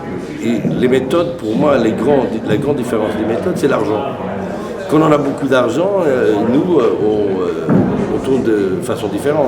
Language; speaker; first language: French; non-native, fluent; Portuguese